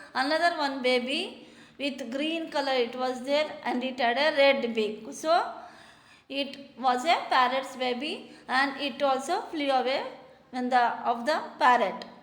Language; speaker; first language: English; non-native, local second language; Kannada